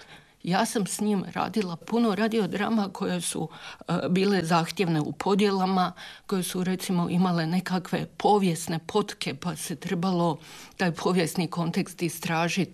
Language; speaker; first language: Serbian; native; Serbian